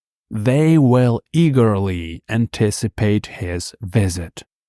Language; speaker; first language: English; non-native, fluent; Ukrainian